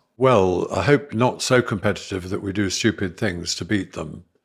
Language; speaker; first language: English; native; English